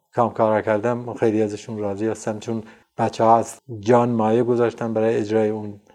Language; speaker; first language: Persian; non-native, local second language; Central Kurdish